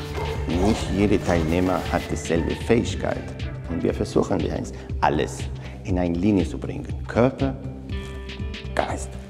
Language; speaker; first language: German; non-native, fluent; Spanish